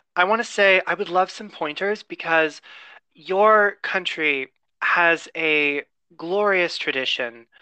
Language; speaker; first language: English; native; English